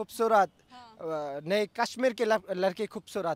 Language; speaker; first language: Hindi; non-native, learner; Bangla